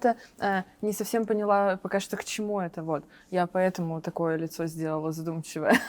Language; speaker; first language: Russian; native; Russian